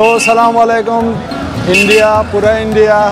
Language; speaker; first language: Hindi; non-native, learner; Persian